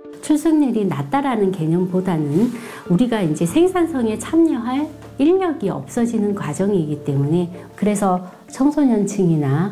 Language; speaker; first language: Korean; native; Korean